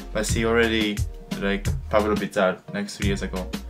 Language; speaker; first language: English; non-native, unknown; Japanese